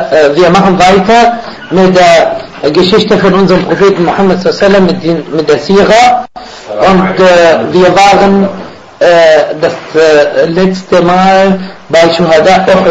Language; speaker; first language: German; non-native, fluent; Arabic